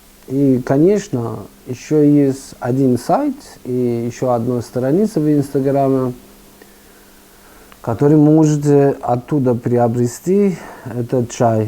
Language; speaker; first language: Russian; non-native, fluent; Persian